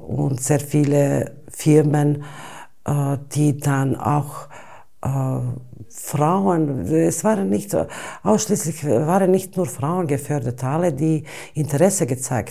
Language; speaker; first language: German; non-native, fluent; Bosnian